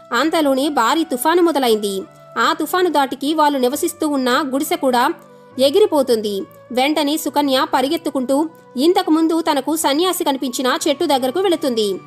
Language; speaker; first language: Telugu; native; Telugu